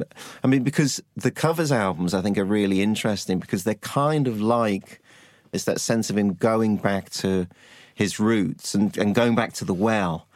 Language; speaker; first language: English; native; English